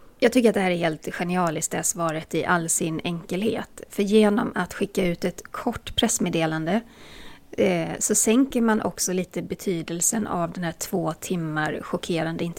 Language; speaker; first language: Swedish; native; Swedish